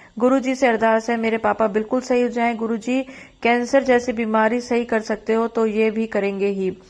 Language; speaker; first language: Hindi; native; Hindi